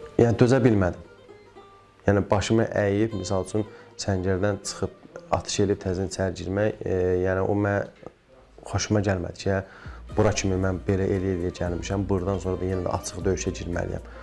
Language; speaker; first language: Azerbaijani; native; Azerbaijani